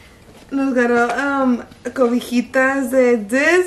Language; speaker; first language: Spanish; early bilingual, heritage; Spanish